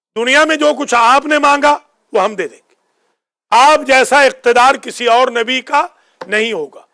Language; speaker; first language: Urdu; native; Urdu